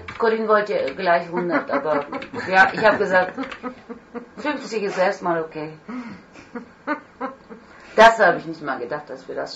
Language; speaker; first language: German; non-native, fluent; Turkish